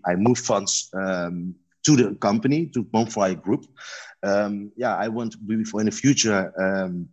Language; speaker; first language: English; non-native, learner; Dutch